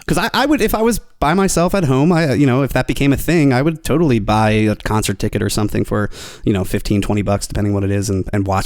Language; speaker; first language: English; native; English